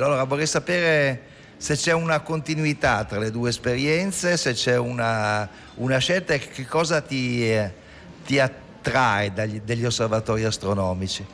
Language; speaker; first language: Italian; native; Italian